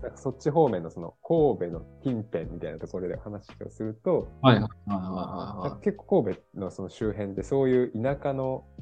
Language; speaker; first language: Japanese; native; Japanese